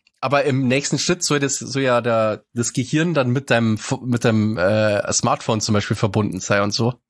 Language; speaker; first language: German; native; German